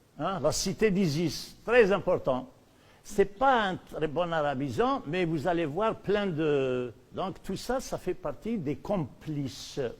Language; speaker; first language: French; non-native, local second language; Berber languages